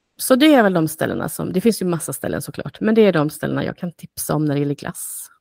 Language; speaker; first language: Swedish; native; Swedish